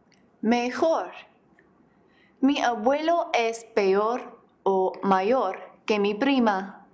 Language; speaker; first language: Spanish; non-native, fluent; English